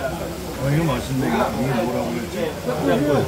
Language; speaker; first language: Korean; native; Korean